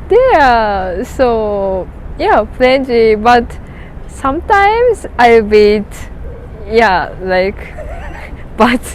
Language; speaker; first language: English; non-native, learner; Japanese